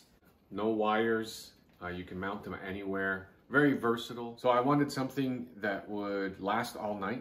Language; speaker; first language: English; native; English